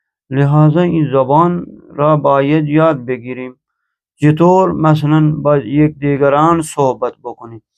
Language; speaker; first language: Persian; non-native, fluent; Urdu